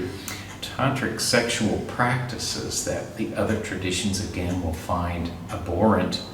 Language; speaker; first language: English; native; English